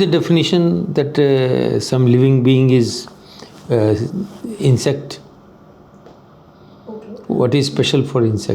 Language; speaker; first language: English; non-native, local second language; Hindi